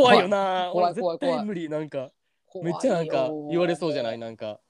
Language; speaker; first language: Japanese; native; Japanese